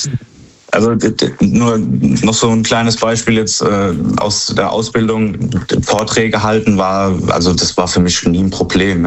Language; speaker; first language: German; native; German